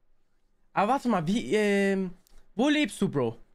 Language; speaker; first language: German; native; German